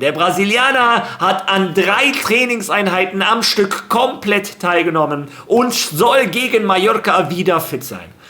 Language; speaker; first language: German; early bilingual, other home language; Spanish